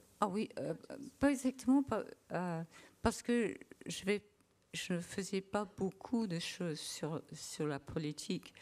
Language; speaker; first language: French; non-native, learner; English